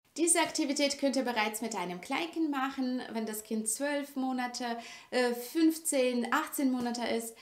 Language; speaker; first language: German; non-native, fluent; Russian